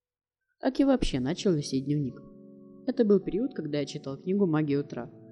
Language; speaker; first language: Russian; native; Russian